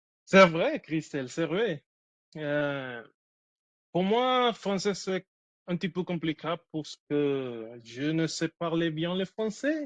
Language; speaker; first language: French; non-native, learner; Spanish